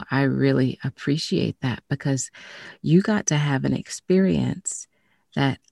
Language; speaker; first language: English; native; English